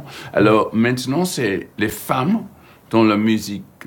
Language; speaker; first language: French; non-native, fluent; English